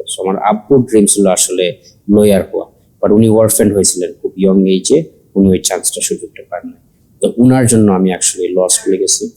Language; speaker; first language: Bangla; early bilingual, heritage; Sylheti